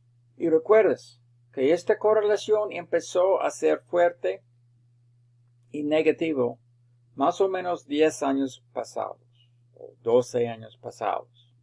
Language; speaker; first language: Spanish; non-native, fluent; English